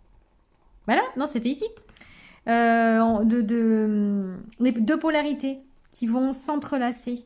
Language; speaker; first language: French; native; French